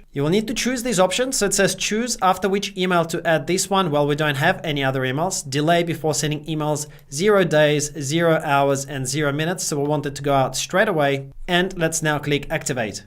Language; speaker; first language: English; native; English